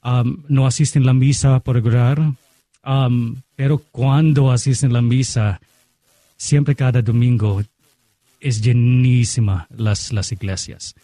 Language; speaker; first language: Spanish; non-native, fluent; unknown